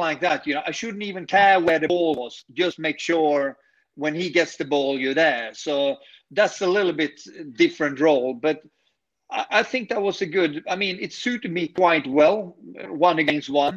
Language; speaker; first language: English; non-native, fluent; Swedish